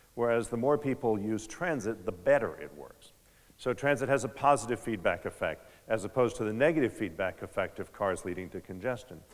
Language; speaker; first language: English; native; English